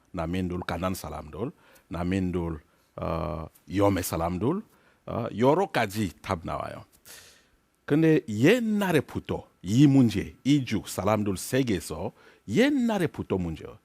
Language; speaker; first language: Korean; non-native, learner; French